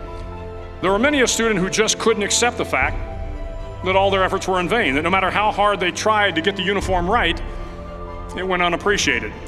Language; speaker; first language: English; native; English